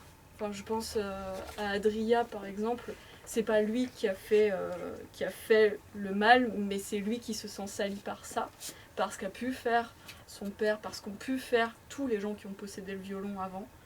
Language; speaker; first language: French; native; French